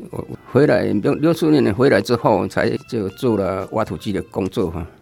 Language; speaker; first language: Chinese; native; Chinese